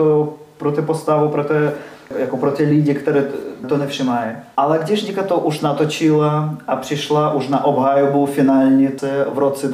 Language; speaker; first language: Czech; non-native, learner; Russian